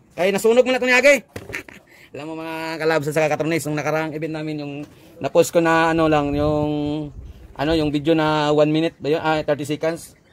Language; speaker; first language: Filipino; non-native, local second language; Cebuano